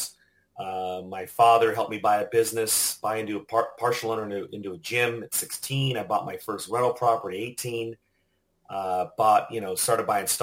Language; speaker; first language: English; native; English